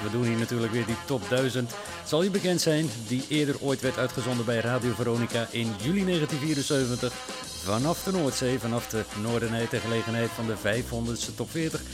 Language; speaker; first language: Dutch; native; Dutch